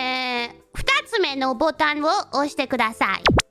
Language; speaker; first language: Japanese; non-native, learner; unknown